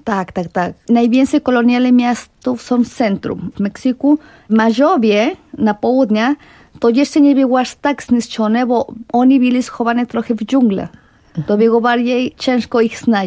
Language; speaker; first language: Polish; non-native, fluent; Spanish